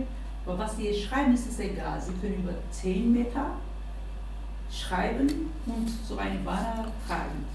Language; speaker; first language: German; non-native, learner; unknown